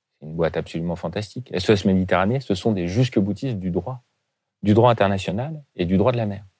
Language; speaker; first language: French; native; French